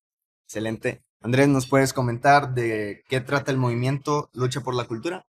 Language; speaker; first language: Spanish; native; Spanish